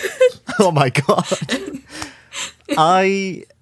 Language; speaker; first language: English; native; English